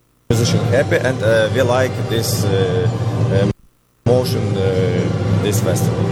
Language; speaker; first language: English; non-native, learner; Ukrainian